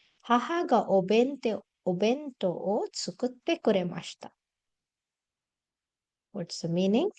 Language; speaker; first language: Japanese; non-native, fluent; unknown